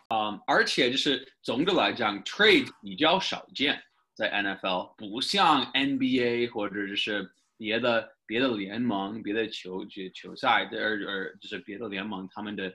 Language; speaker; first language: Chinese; non-native, fluent; English